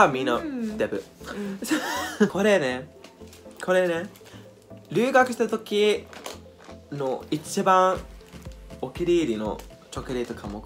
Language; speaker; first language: Japanese; non-native, learner; English